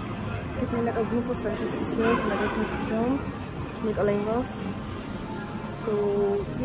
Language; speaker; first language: Dutch; early bilingual, other home language; Persian